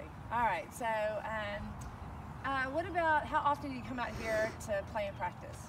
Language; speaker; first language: English; native; English